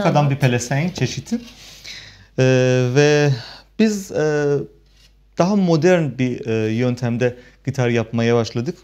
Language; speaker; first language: Turkish; non-native, fluent; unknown